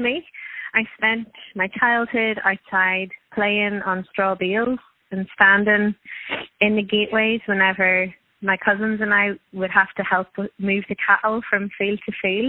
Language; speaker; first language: English; native; English